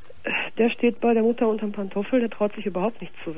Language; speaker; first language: German; native; German